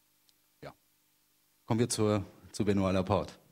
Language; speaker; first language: German; native; German